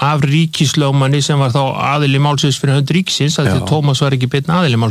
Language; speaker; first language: Icelandic; native; Icelandic